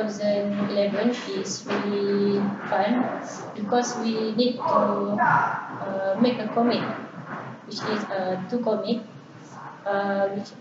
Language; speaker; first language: English; non-native, local second language; Malay